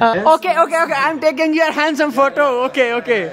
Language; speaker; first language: English; non-native, learner; Urdu